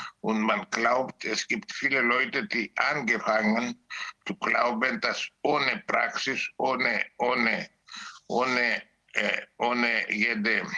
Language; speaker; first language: German; non-native, learner; Greek